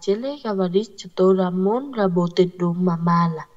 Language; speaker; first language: Russian; non-native, learner; Vietnamese